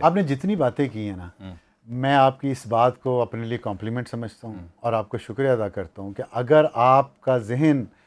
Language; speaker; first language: Urdu; non-native, local second language; Punjabi